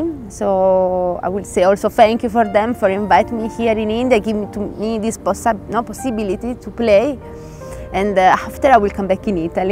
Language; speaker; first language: English; non-native, learner; Italian